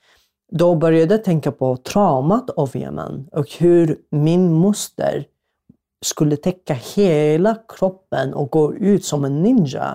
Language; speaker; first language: Swedish; non-native, fluent; Arabic